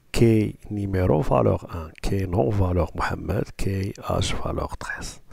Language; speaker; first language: French; non-native, local second language; Arabic